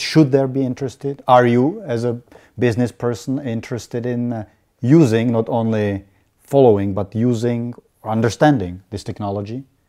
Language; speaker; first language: English; non-native, fluent; Czech